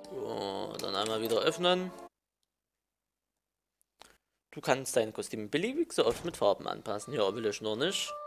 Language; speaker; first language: German; native; German